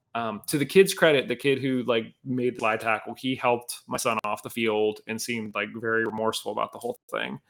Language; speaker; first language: English; native; English